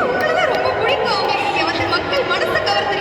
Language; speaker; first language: Tamil; native; Tamil